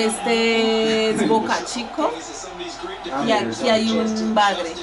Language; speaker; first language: Spanish; native; Spanish